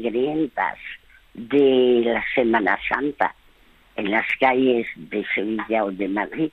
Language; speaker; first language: Spanish; early bilingual, other home language; French